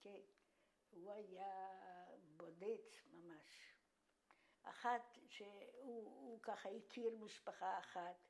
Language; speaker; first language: Hebrew; non-native, fluent; Polish